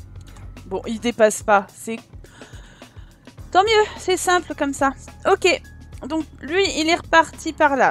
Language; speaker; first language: French; native; French